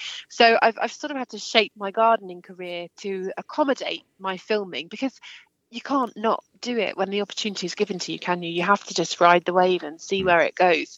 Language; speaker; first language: English; native; English